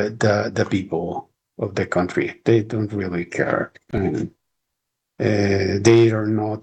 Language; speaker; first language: English; non-native, learner; Spanish